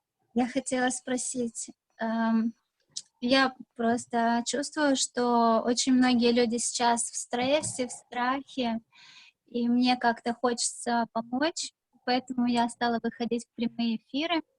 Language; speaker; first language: Russian; native; Russian